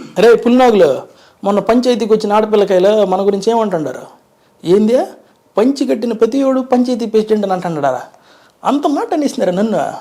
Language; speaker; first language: Telugu; native; Telugu